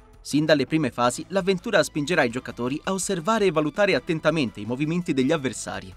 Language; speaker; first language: Italian; native; Italian